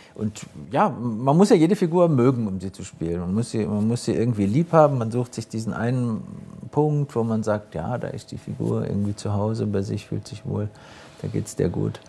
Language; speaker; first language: German; native; German